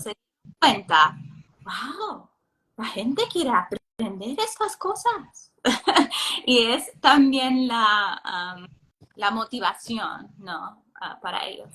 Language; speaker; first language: Spanish; non-native, fluent; English